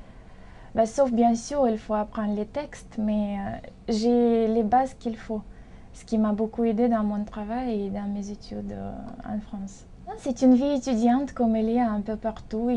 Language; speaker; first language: French; non-native, fluent; Russian